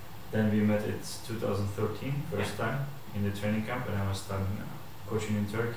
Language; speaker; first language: English; non-native, fluent; Turkish